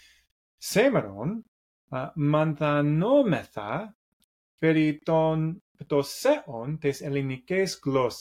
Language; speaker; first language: Greek; non-native, learner; English